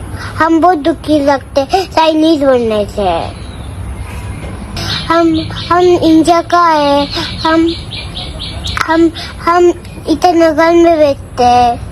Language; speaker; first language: Hindi; non-native, local second language; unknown